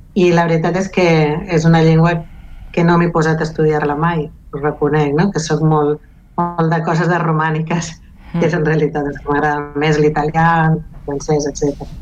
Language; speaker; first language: Catalan; non-native, local second language; Galician